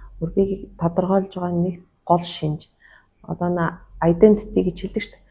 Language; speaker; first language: Mongolian; non-native, local second language; Kazakh